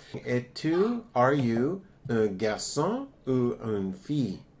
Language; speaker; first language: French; non-native, learner; English